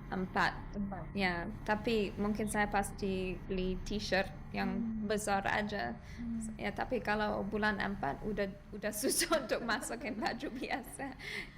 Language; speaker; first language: Indonesian; non-native, learner; English